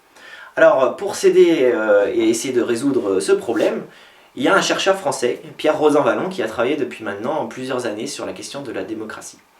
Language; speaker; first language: French; native; French